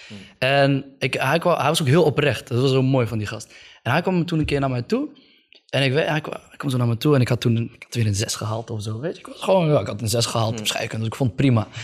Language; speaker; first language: Dutch; early bilingual, other home language; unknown